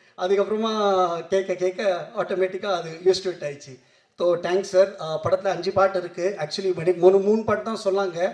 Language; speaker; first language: Tamil; non-native, local second language; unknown